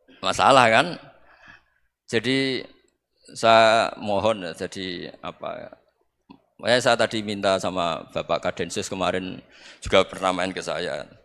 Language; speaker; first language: Indonesian; non-native, local second language; Javanese